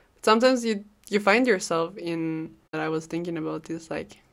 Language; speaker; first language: English; non-native, fluent; Spanish